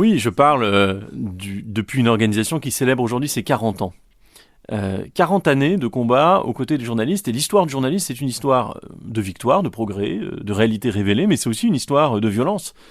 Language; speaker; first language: French; native; French